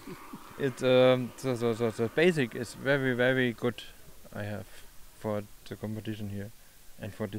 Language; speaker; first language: English; non-native, learner; German